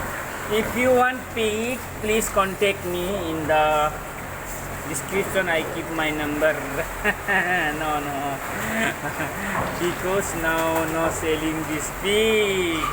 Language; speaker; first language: English; non-native, learner; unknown